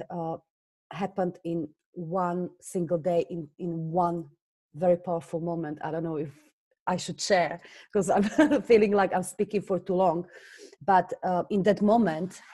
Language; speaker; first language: English; non-native, fluent; Slovak